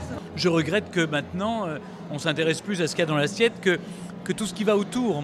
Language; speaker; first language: French; native; French